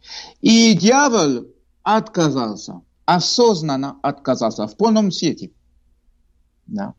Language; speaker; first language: Russian; non-native, fluent; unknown